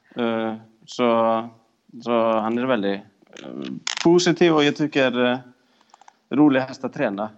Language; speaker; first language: Swedish; non-native, fluent; Icelandic